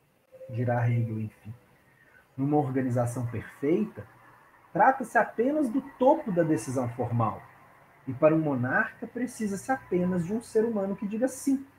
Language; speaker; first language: Portuguese; native; Portuguese